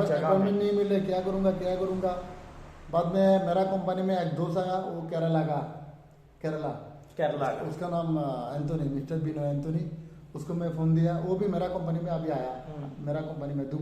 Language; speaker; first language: Hindi; non-native, learner; Bangla